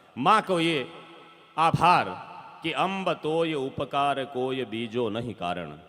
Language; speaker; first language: Hindi; non-native, local second language; Rajasthani